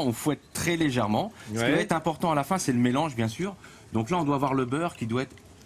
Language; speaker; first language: French; native; French